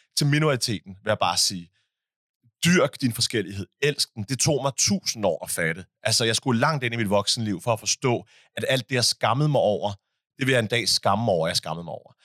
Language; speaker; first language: Danish; early bilingual, other home language; Arabic